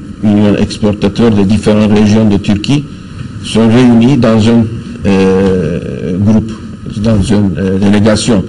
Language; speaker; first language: French; non-native, fluent; Turkish